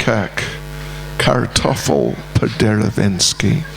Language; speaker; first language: Russian; non-native, learner; English